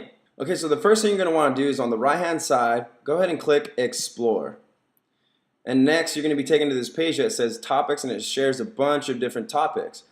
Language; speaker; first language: English; native; English